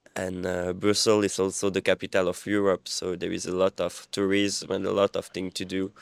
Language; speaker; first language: English; non-native, fluent; French